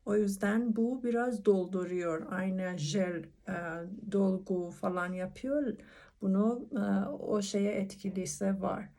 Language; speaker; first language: Turkish; non-native, learner; Persian